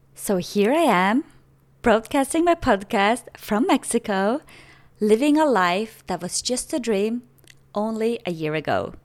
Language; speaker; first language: English; non-native, fluent; Norwegian